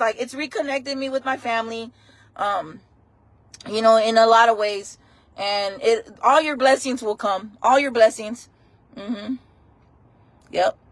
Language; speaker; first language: English; early bilingual, other home language; Spanish